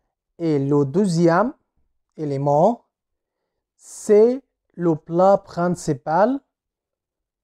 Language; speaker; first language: French; non-native, fluent; Arabic